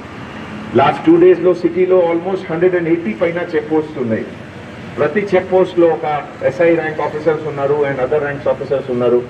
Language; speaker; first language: Telugu; non-native, local second language; Hindi